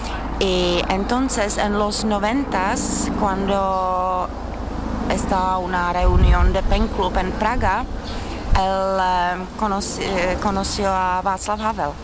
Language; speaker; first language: Spanish; non-native, fluent; Czech